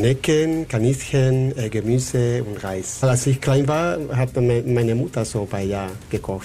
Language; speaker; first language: German; non-native, fluent; Spanish